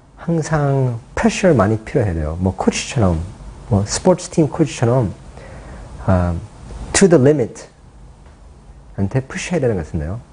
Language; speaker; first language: Korean; early bilingual, heritage; Korean